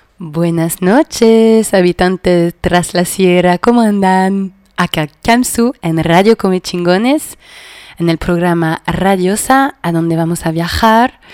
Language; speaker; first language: Spanish; non-native, fluent; French